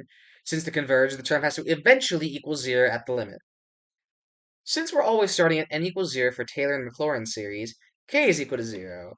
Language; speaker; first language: English; native; English